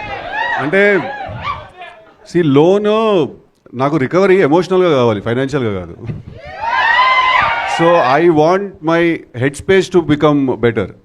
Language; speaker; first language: Telugu; native; Telugu